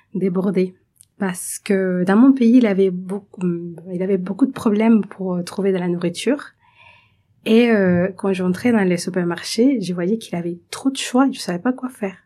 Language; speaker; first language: French; non-native, fluent; Spanish